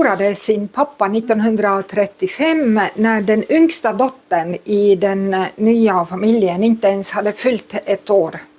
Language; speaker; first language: Swedish; non-native, fluent; Estonian